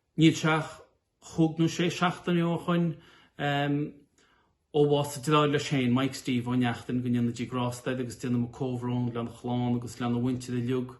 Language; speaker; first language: Irish; native; Irish